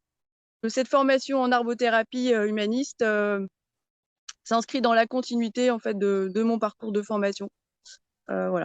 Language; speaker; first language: French; native; French